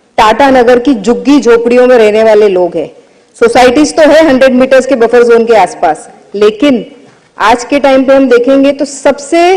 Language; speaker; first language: Hindi; native; Hindi